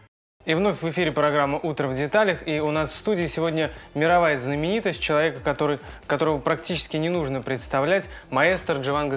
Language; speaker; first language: Russian; native; Russian